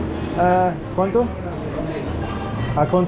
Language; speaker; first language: Spanish; non-native, learner; English